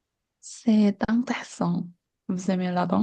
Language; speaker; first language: French; non-native, learner; Korean